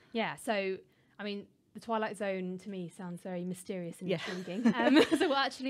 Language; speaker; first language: English; native; English